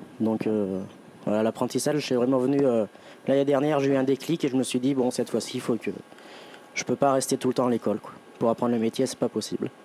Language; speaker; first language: French; native; French